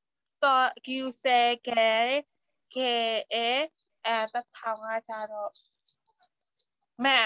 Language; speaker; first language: Korean; non-native, learner; Burmese